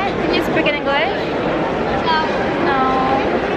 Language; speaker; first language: English; non-native, learner; Korean